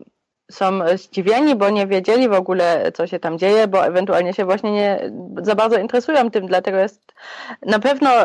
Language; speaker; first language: Polish; early bilingual, other home language; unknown